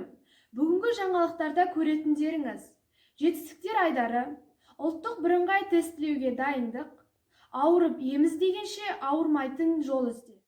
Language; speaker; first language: Kazakh; native; Kazakh